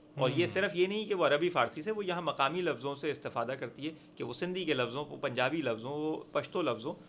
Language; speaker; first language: Urdu; native; Urdu